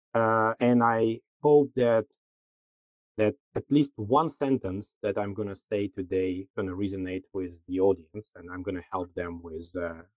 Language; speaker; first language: English; non-native, fluent; Russian